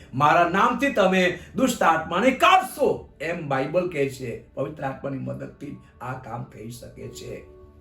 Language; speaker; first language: Gujarati; non-native, local second language; Gamit